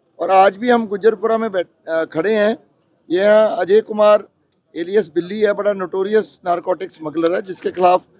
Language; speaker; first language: Hindi; non-native, local second language; Punjabi